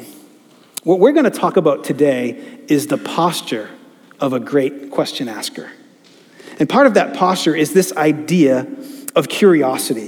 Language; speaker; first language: English; native; English